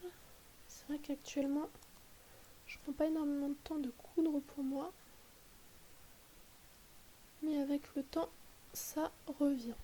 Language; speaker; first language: French; native; French